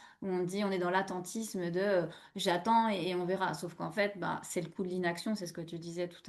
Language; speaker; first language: French; native; French